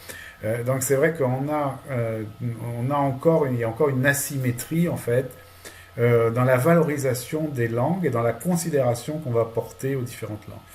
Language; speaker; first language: French; native; French